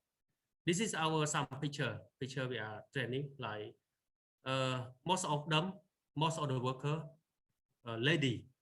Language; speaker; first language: English; non-native, learner; Khmer